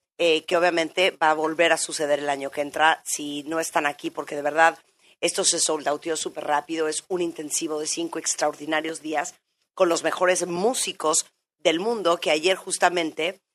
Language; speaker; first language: Spanish; native; Spanish